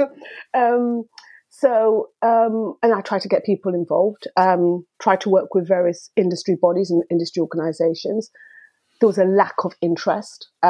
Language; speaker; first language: English; early bilingual, other home language; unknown